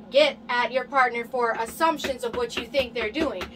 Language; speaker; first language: English; native; English